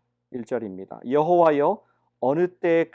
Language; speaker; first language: Korean; native; Korean